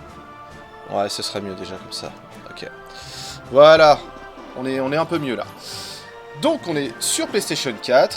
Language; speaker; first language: French; native; French